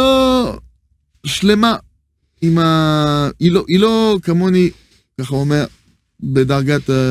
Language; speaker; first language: Hebrew; non-native, fluent; French